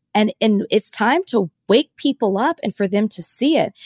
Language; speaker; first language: English; native; English